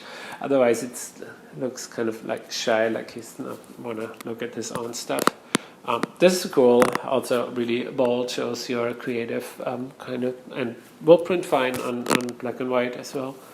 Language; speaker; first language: English; non-native, fluent; German